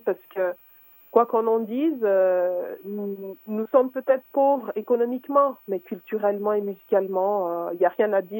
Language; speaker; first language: French; non-native, local second language; Malagasy